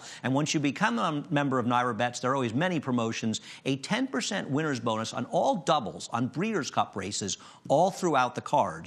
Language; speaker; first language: English; native; English